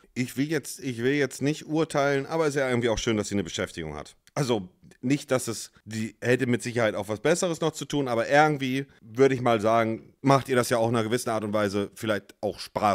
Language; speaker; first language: German; native; German